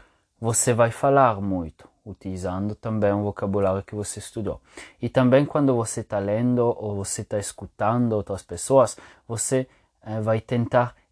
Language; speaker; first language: Portuguese; non-native, fluent; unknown